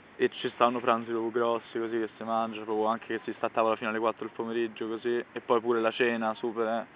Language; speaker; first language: Italian; native; Italian